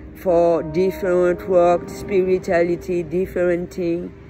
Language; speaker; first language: English; non-native, learner; French